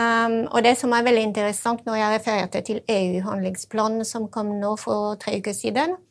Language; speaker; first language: Norwegian; non-native, fluent; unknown